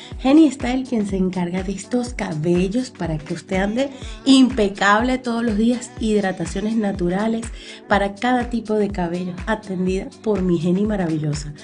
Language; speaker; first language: Spanish; native; Spanish